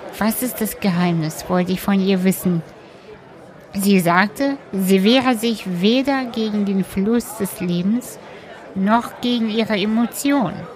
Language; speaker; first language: German; early bilingual, other home language; Russian